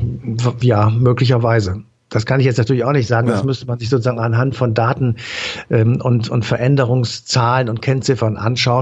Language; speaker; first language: German; native; German